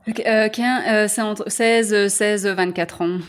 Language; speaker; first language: French; native; French